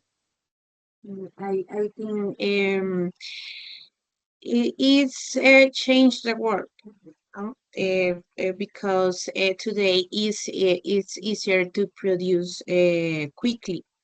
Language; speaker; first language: English; non-native, learner; Spanish